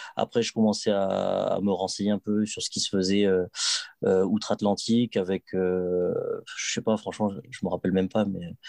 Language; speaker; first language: French; native; French